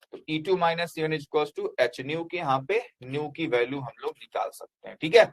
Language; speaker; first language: Hindi; native; Hindi